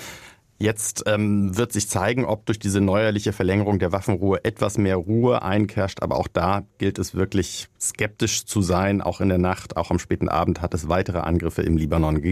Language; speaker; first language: German; native; German